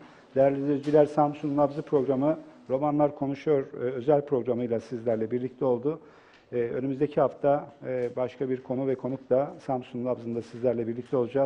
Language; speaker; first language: Turkish; native; Turkish